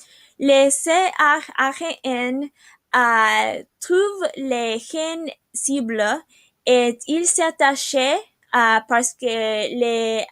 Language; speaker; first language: French; non-native, learner; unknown